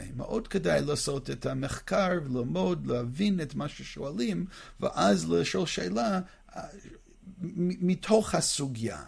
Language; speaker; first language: Hebrew; non-native, fluent; English